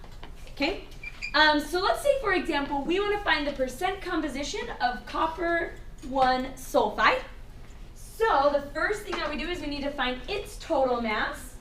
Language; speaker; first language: English; native; English